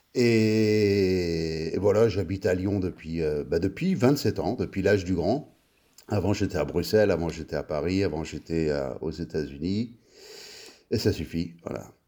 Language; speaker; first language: French; early bilingual, other home language; Italian